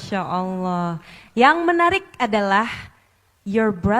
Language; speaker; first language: Indonesian; native; Indonesian